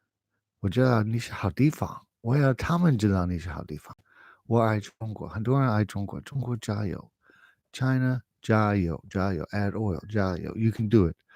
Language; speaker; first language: Chinese; non-native, fluent; English